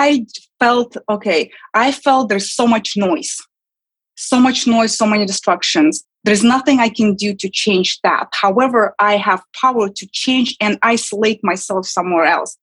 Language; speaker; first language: English; non-native, fluent; Kazakh